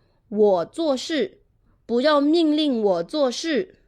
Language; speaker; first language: Chinese; non-native, fluent; Burmese